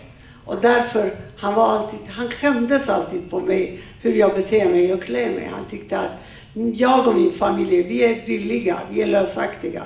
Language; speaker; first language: Swedish; non-native, fluent; Persian